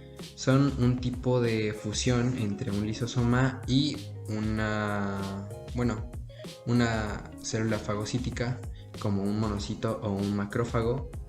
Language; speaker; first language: Spanish; native; Spanish